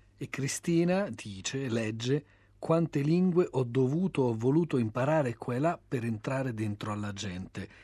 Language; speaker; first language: Italian; native; Italian